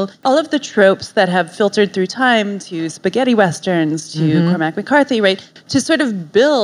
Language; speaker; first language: English; native; English